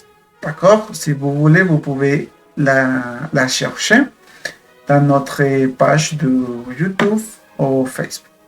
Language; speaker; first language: French; non-native, fluent; Spanish